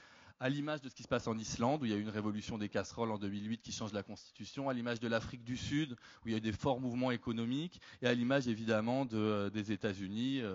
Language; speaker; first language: French; native; French